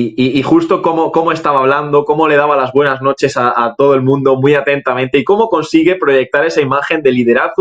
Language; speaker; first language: Spanish; native; Spanish